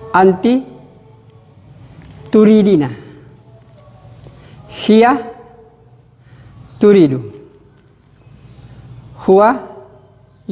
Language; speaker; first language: Arabic; non-native, fluent; Indonesian